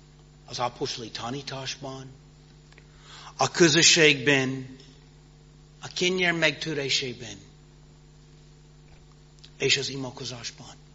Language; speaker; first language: Hungarian; non-native, fluent; English